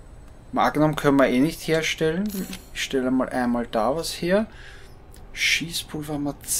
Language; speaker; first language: German; native; German